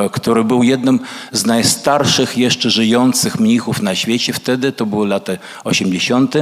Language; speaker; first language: Polish; early bilingual, other home language; Russian